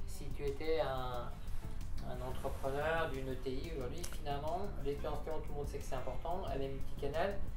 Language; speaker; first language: French; native; French